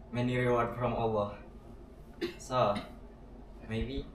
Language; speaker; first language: English; non-native, learner; Indonesian